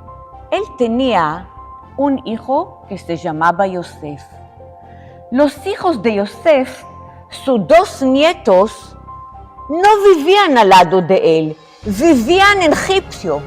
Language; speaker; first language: Spanish; non-native, fluent; Hebrew